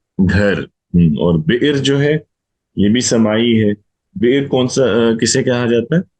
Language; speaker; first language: Urdu; non-native, local second language; Punjabi